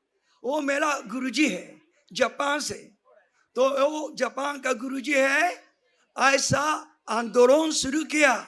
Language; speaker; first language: Hindi; non-native, fluent; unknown